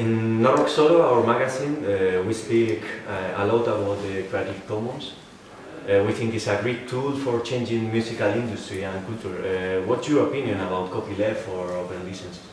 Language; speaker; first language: English; non-native, learner; Spanish